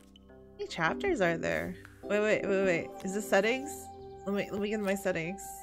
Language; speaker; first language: English; native; English